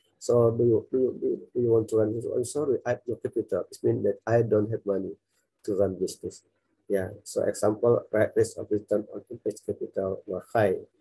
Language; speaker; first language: English; non-native, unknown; Indonesian